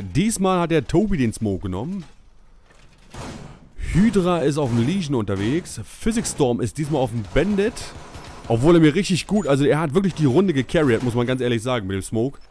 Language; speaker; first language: German; native; German